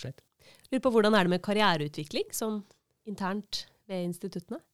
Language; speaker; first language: Norwegian; native; Norwegian